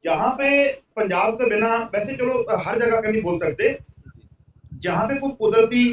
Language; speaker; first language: Hindi; non-native, local second language; Punjabi